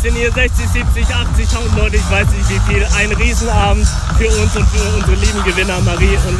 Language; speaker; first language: German; native; German